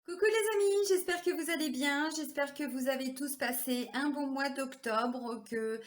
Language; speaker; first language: French; native; French